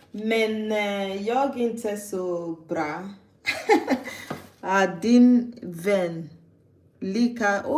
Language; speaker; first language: Swedish; non-native, learner; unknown